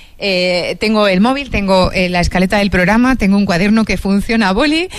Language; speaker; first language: Spanish; native; Spanish